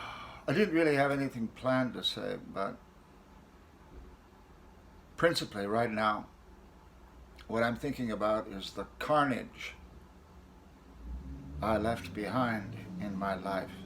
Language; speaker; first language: English; native; English